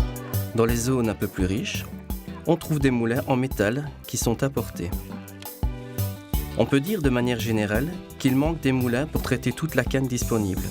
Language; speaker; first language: French; native; French